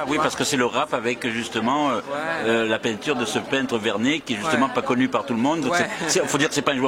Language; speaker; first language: French; native; French